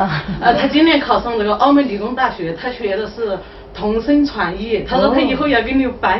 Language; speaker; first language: Chinese; native; Chinese